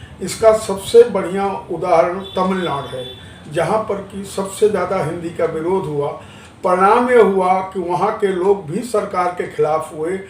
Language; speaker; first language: Hindi; non-native, local second language; Marathi